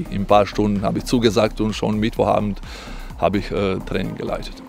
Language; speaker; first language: German; non-native, fluent; Croatian